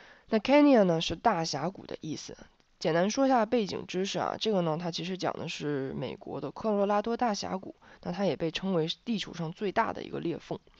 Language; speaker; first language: Chinese; native; Chinese